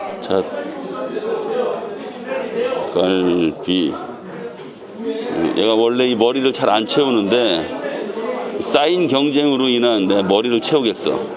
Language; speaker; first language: Korean; native; Korean